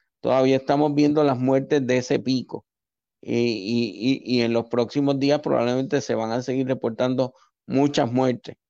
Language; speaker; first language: Spanish; native; Spanish